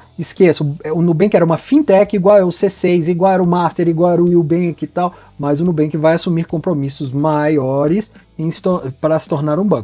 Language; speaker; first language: Portuguese; native; Portuguese